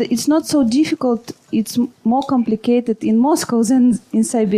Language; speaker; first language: English; non-native, learner; Russian